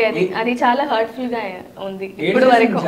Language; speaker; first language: Telugu; non-native, learner; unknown